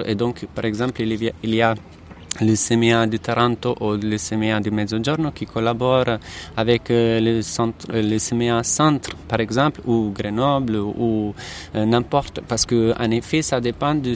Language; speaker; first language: French; non-native, fluent; Italian